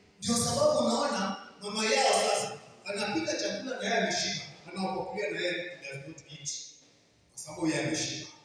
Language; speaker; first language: Swahili; non-native, local second language; Kamba